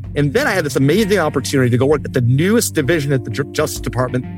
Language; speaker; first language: English; early bilingual, other home language; Hindi